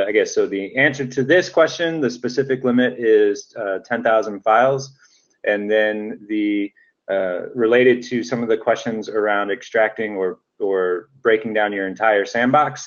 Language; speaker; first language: English; native; English